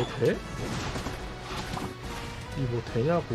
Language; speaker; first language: Korean; native; Korean